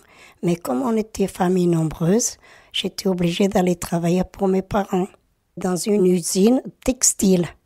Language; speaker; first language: French; early bilingual, other home language; Portuguese